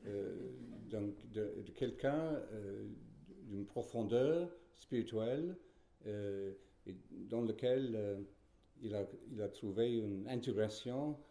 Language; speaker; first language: French; non-native, fluent; English